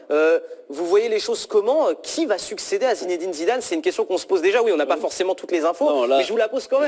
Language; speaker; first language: French; native; French